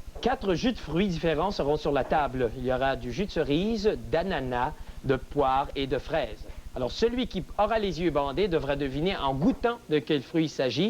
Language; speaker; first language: French; native; French